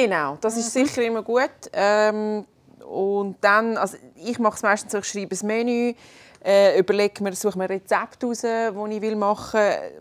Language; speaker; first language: German; native; German